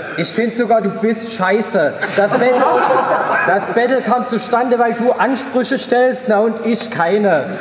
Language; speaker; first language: German; native; German